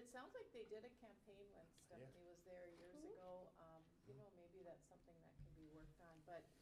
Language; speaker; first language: English; native; English